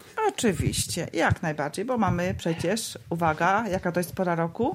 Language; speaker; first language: Polish; native; Polish